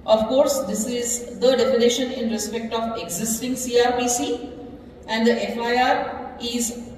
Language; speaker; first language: English; non-native, local second language; Marathi